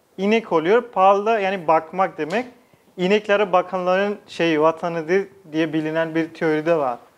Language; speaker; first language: Turkish; non-native, fluent; Nepali